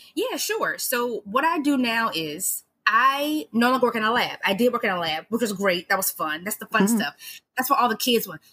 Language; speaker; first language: English; native; English